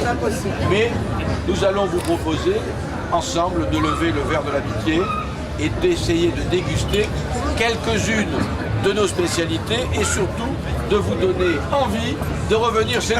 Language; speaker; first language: French; native; French